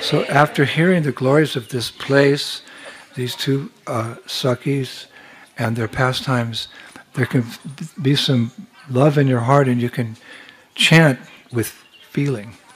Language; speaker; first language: English; native; English